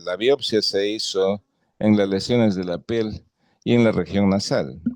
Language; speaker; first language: Spanish; native; Spanish